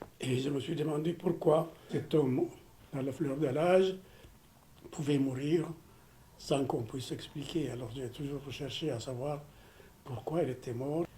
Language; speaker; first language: French; non-native, fluent; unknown